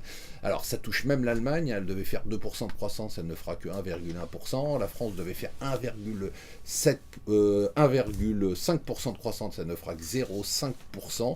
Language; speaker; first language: French; native; French